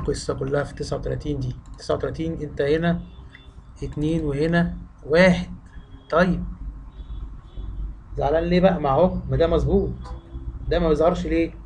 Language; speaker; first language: Arabic; native; Arabic